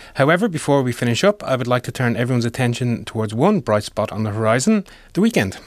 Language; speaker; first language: English; native; English